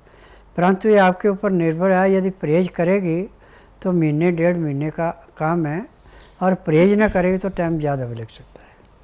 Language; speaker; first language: Hindi; native; Hindi